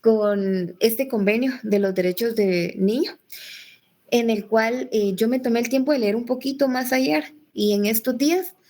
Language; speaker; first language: Spanish; native; Spanish